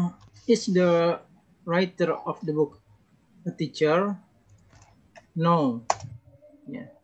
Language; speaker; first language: English; non-native, learner; Indonesian